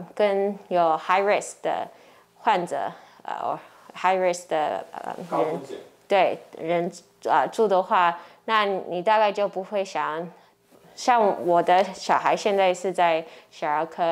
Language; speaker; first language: Chinese; early bilingual, heritage; English